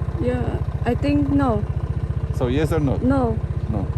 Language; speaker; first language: English; non-native, learner; Khmer